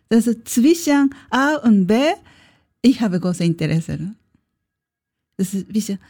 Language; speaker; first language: German; non-native, learner; Japanese